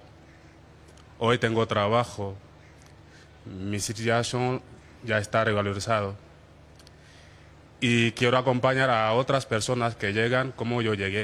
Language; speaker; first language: Spanish; non-native, fluent; Wolof